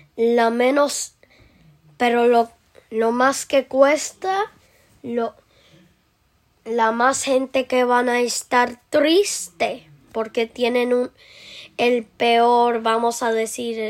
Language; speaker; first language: Spanish; early bilingual, heritage; Spanish